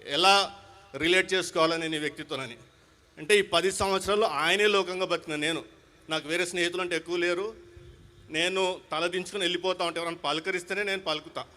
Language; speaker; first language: Telugu; non-native, local second language; Hindi